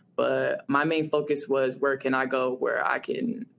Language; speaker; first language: English; native; English